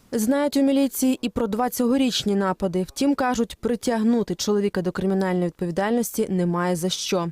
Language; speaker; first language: Ukrainian; native; Ukrainian